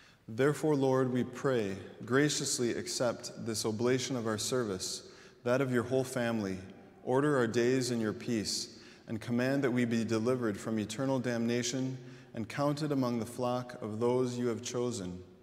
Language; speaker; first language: English; native; English